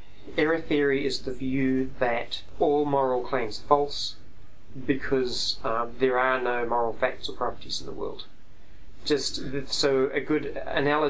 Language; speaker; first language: English; native; English